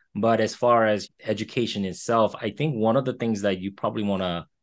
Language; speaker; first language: English; early bilingual, other home language; Korean